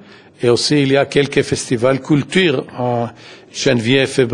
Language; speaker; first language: French; non-native, fluent; Hebrew